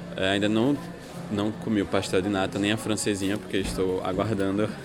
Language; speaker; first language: Portuguese; native; Portuguese